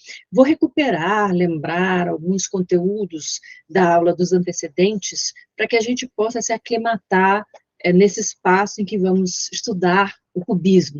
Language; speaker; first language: Portuguese; native; Portuguese